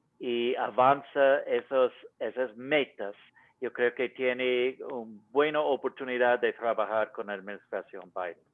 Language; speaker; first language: Spanish; non-native, fluent; English